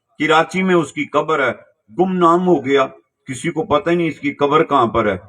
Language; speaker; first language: Urdu; non-native, local second language; Punjabi